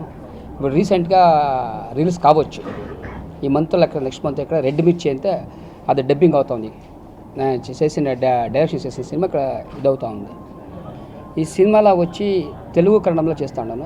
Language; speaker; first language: Telugu; non-native, learner; Kannada